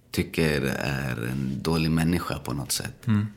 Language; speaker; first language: Swedish; early bilingual, other home language; Spanish